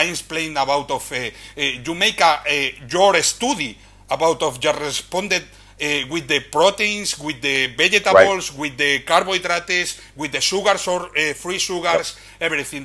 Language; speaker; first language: English; non-native, learner; Spanish